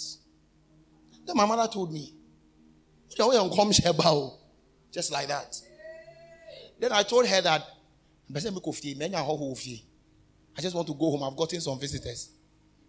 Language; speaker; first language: English; non-native, local second language; Akan